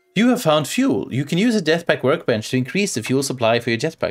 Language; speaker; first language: English; non-native, fluent; Swedish